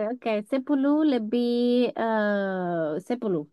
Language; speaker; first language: Indonesian; non-native, learner; English